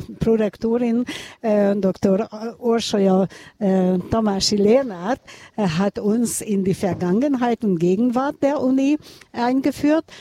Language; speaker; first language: German; non-native, fluent; Hungarian